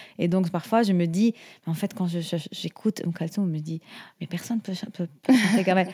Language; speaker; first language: French; non-native, fluent; Arabic